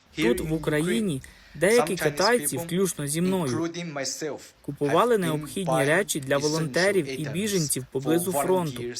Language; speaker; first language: Ukrainian; non-native, fluent; Chinese